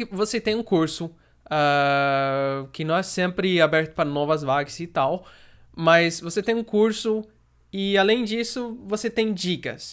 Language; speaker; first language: Portuguese; non-native, fluent; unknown